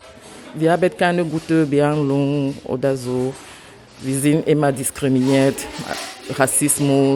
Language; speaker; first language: German; non-native, learner; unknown